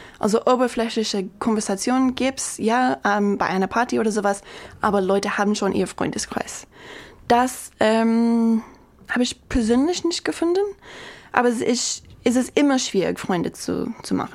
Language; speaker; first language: German; non-native, fluent; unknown